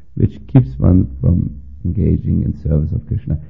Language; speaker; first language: English; non-native, fluent; German